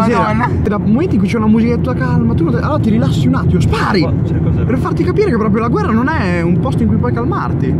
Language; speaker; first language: Italian; native; Italian